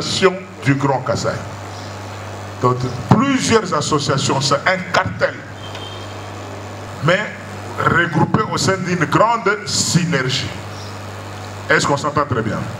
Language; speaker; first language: French; non-native, local second language; Luba-Lulua